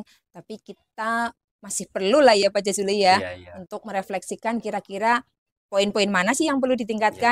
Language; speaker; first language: Indonesian; native; Indonesian